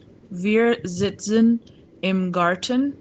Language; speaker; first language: German; non-native, learner; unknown